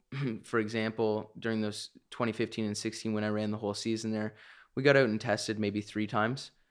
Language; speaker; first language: English; native; English